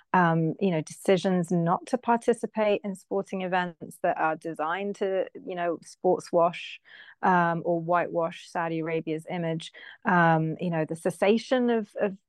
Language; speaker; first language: English; native; English